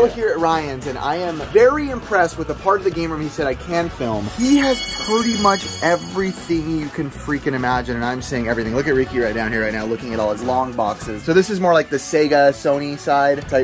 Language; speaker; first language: English; native; English